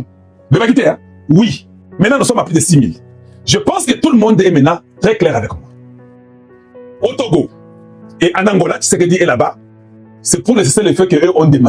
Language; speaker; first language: French; non-native, local second language; Lingala